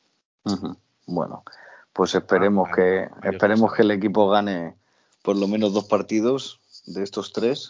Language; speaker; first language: Spanish; native; Spanish